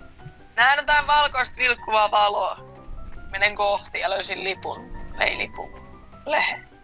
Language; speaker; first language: Finnish; native; Finnish